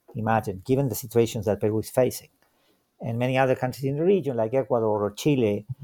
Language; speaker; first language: English; non-native, fluent; Spanish